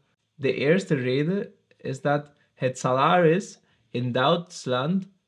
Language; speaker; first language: Dutch; non-native, learner; Spanish